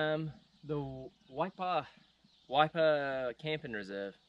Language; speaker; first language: English; native; English